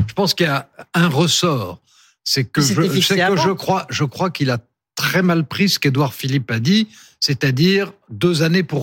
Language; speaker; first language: French; native; French